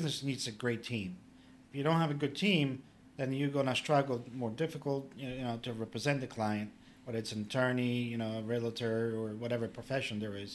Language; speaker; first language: English; non-native, fluent; Polish